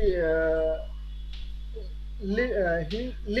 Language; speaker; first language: English; non-native, learner; Hindi